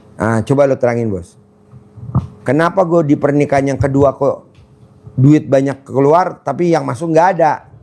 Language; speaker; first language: Indonesian; native; Indonesian